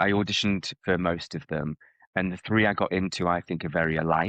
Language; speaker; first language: English; native; English